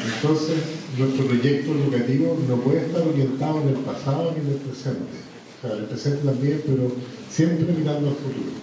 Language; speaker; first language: Spanish; native; Spanish